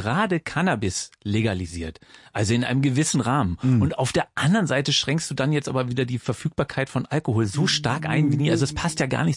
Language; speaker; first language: German; native; German